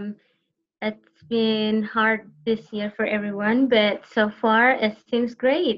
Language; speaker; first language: English; non-native, fluent; Tigrinya